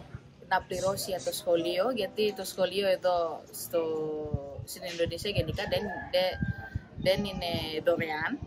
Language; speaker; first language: Greek; non-native, fluent; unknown